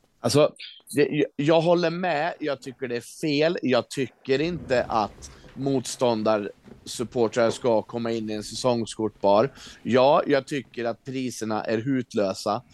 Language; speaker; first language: Swedish; native; Swedish